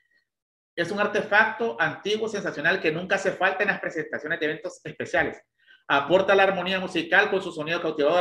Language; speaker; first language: Spanish; native; Spanish